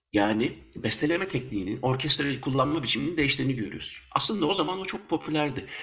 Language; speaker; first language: Turkish; early bilingual, heritage; Turkish